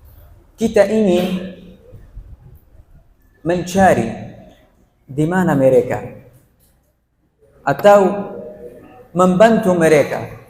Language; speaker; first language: Indonesian; non-native, fluent; Arabic